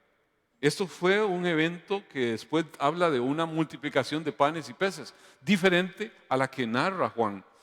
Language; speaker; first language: Spanish; native; Spanish